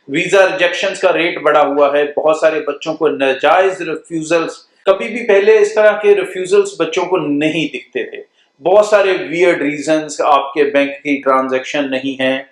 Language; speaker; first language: Hindi; non-native, local second language; Punjabi